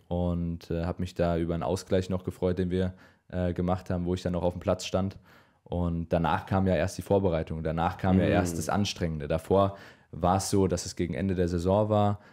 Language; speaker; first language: German; native; German